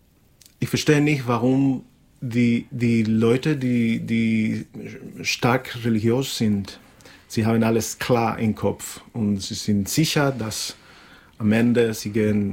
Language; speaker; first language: German; non-native, fluent; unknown